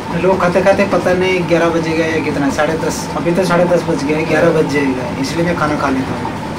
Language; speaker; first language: Hindi; non-native, local second language; Odia